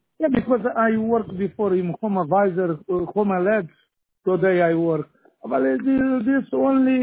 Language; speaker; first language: English; non-native, learner; Romanian